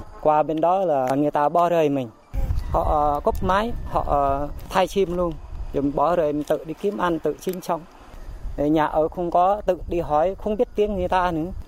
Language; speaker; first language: Vietnamese; non-native, local second language; Jarai